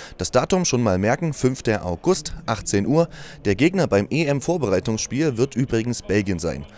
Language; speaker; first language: German; native; German